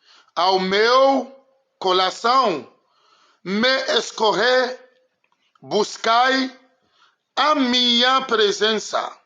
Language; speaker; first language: Portuguese; non-native, learner; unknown